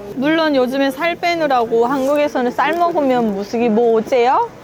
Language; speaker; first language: Korean; native; Korean